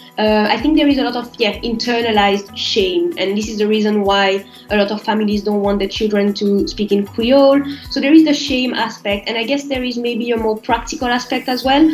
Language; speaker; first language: English; non-native, fluent; French